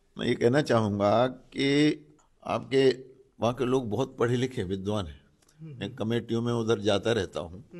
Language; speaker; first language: Hindi; native; Hindi